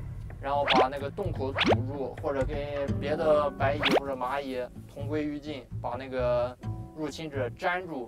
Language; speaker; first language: Chinese; native; Chinese